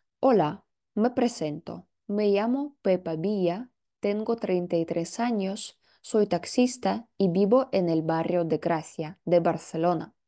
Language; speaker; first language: Spanish; non-native, fluent; Russian